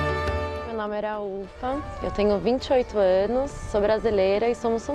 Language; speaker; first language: Portuguese; early bilingual, other home language; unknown